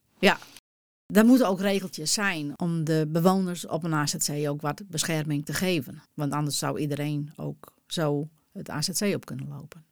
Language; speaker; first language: Dutch; non-native, local second language; Western Frisian